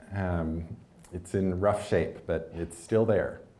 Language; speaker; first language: English; native; English